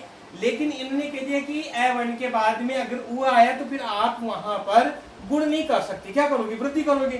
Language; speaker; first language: Hindi; native; Hindi